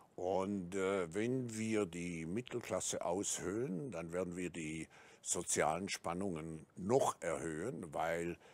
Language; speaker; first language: German; native; German